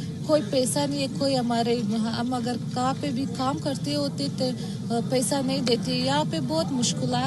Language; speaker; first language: Hindi; non-native, fluent; Persian